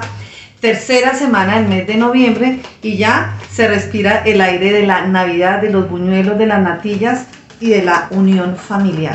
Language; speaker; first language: Spanish; native; Spanish